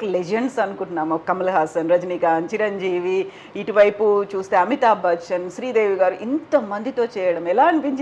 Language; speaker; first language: Telugu; native; Telugu